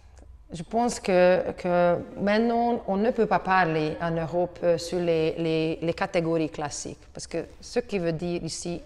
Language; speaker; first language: French; non-native, learner; Hungarian